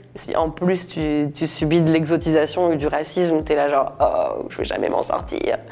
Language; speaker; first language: French; native; French